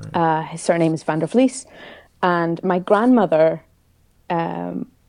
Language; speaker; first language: English; native; English